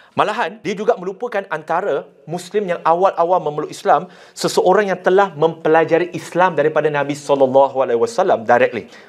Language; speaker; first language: Malay; non-native, local second language; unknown